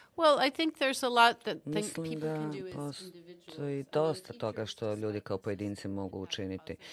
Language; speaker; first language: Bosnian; non-native, fluent; English